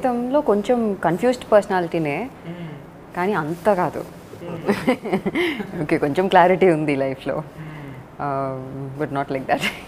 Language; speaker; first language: Telugu; non-native, learner; Tamil